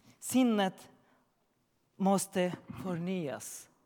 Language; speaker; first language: Swedish; non-native, learner; Arabic